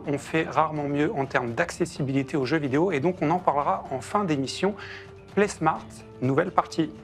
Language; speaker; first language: French; native; French